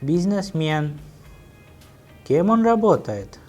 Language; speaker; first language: Russian; non-native, fluent; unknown